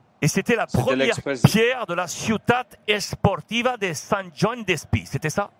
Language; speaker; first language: French; native; French